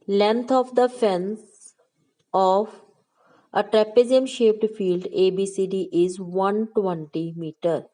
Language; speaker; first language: English; non-native, local second language; Punjabi